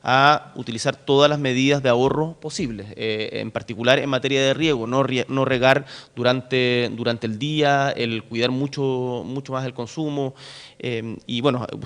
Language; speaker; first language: Spanish; native; Spanish